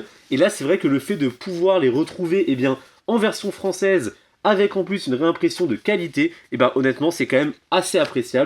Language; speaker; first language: French; native; French